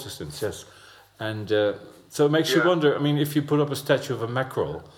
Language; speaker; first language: English; non-native, fluent; Dutch